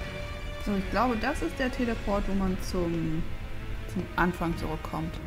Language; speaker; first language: German; native; German